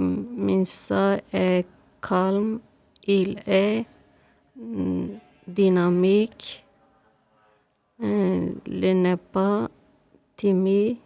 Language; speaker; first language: French; non-native, learner; Russian